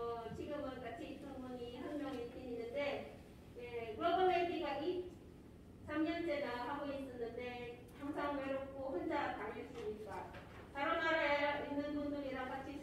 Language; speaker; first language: Korean; non-native, fluent; Filipino